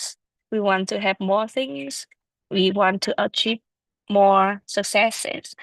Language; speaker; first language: English; non-native, learner; Vietnamese